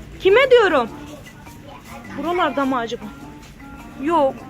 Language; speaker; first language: Turkish; native; Turkish